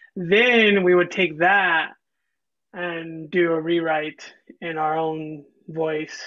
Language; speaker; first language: English; early bilingual, other home language; Spanish